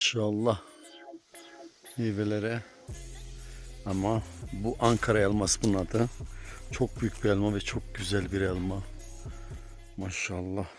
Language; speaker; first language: Turkish; native; Turkish